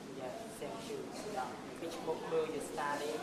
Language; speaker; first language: English; non-native, learner; Khmer